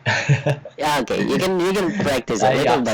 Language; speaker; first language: English; non-native, fluent; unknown